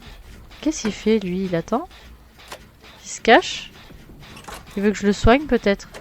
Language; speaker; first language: French; native; French